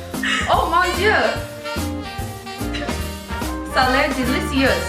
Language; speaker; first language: French; non-native, learner; English